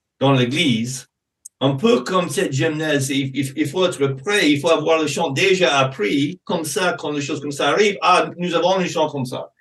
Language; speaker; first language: French; non-native, fluent; English